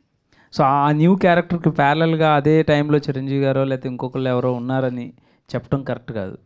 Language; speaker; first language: Telugu; native; Telugu